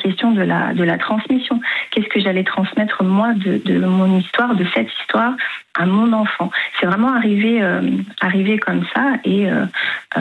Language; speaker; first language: French; native; French